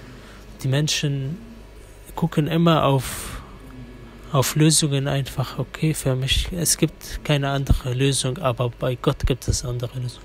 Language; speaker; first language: German; non-native, fluent; Arabic